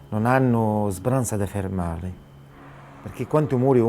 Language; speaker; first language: Italian; non-native, learner; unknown